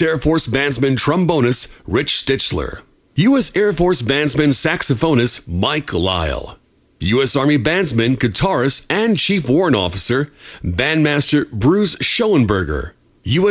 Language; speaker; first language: English; native; English